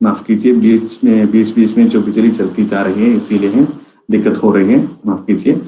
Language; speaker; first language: Hindi; non-native, local second language; Malayalam